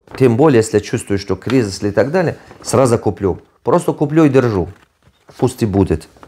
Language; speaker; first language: Russian; non-native, local second language; Tajik